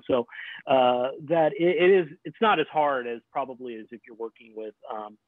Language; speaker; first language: English; native; English